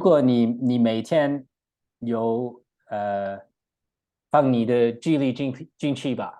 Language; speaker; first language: Chinese; non-native, learner; English